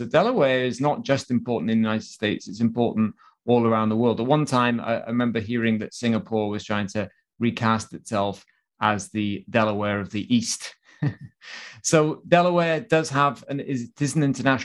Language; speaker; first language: English; native; English